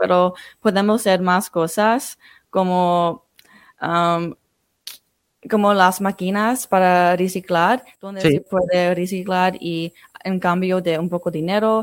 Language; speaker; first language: Spanish; non-native, fluent; English